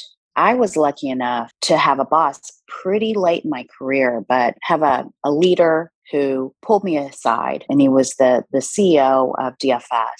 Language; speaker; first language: English; early bilingual, other home language; Korean